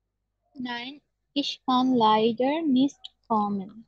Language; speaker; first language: German; non-native, learner; Bangla